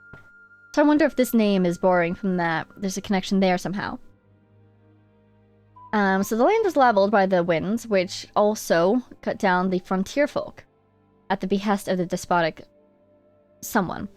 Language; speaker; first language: English; native; English